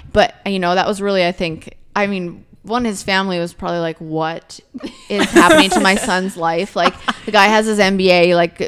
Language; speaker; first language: English; native; English